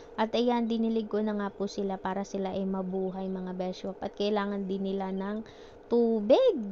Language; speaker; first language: Filipino; non-native, local second language; Hiligaynon